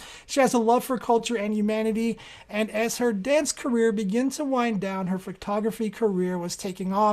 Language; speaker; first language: English; native; English